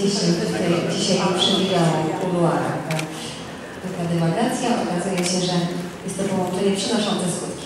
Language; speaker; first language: Polish; native; Polish